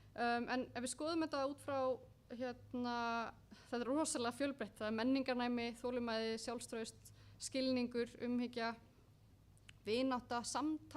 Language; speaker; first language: Icelandic; native; Icelandic